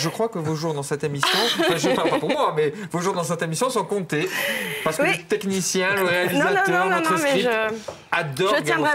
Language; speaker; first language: French; native; French